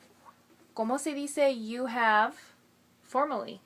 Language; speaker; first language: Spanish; non-native, fluent; English